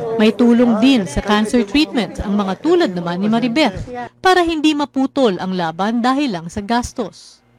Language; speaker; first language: Filipino; native; Filipino